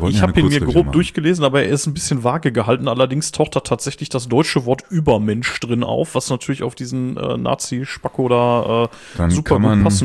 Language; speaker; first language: German; native; German